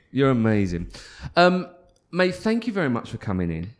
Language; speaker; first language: English; native; English